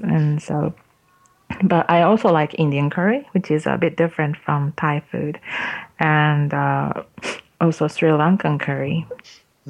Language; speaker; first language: English; non-native, fluent; Japanese